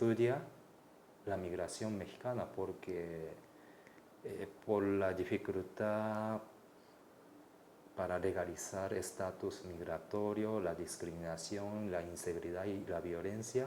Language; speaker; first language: Spanish; non-native, fluent; Japanese